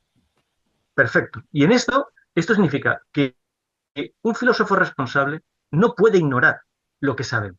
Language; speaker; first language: Spanish; native; Spanish